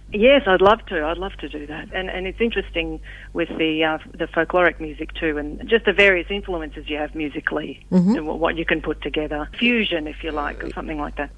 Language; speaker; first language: English; early bilingual, other home language; Macedonian